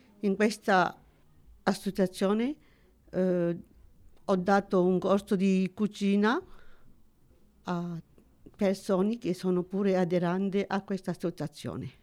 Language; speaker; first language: Italian; early bilingual, heritage; Italian